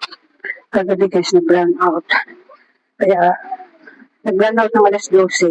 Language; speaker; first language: Filipino; native; Filipino